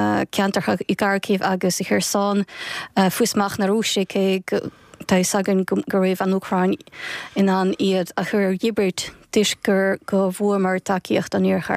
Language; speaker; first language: Irish; non-native, fluent; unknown